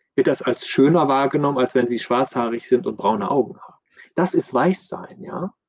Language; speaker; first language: German; early bilingual, other home language; Persian